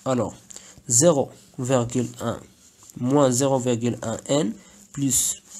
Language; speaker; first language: French; non-native, local second language; Arabic